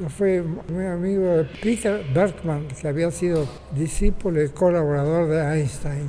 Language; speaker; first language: Spanish; native; Spanish